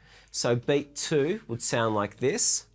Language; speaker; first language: English; native; English